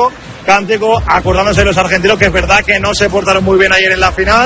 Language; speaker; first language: Spanish; native; Spanish